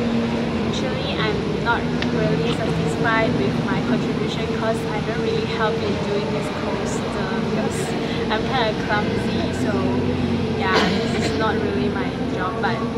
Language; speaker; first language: English; non-native, local second language; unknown